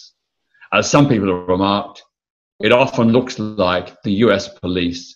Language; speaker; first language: English; native; English